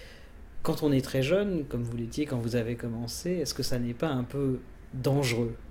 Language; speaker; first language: French; native; French